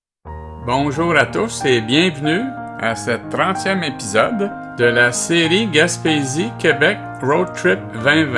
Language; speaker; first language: French; native; French